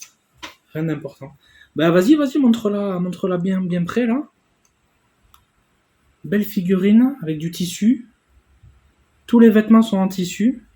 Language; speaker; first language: French; native; French